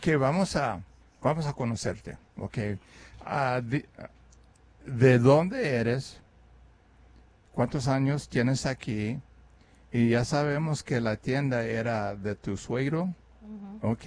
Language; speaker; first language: Spanish; early bilingual, other home language; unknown